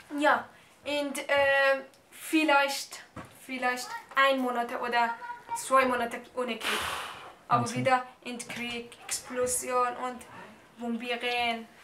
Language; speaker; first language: German; non-native, learner; Persian